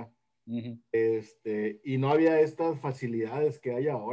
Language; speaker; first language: Spanish; native; Spanish